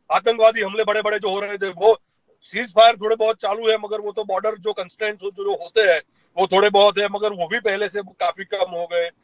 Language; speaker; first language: Hindi; non-native, local second language; Gujarati